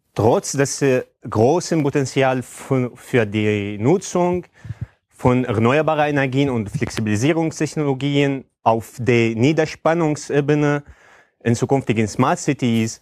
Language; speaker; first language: German; non-native, fluent; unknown